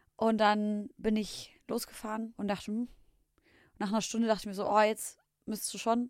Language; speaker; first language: German; early bilingual, other home language; Arabic